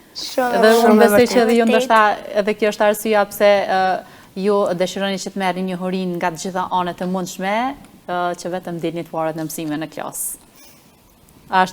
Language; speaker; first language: Albanian; native; Albanian